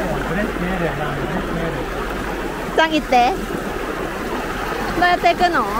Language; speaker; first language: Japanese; non-native, fluent; Thai